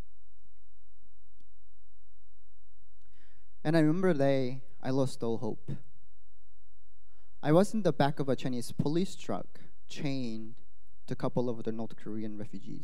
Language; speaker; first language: English; non-native, fluent; Korean